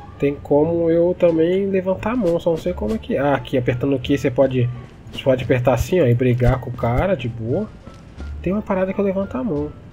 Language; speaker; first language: Portuguese; native; Portuguese